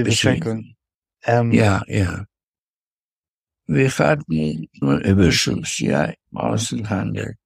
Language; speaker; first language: German; non-native, fluent; Russian